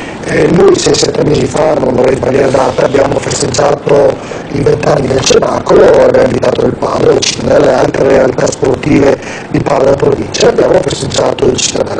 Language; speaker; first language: Italian; native; Italian